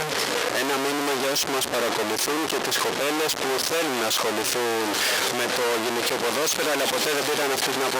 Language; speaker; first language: Greek; native; Greek